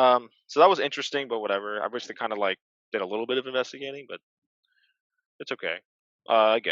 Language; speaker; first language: English; native; English